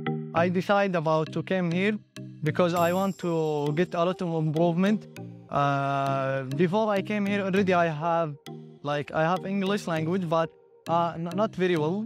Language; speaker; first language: English; non-native, learner; Arabic